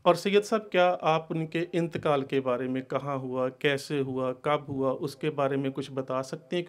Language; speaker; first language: Hindi; non-native, local second language; Punjabi